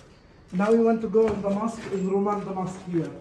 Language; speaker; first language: English; non-native, learner; Arabic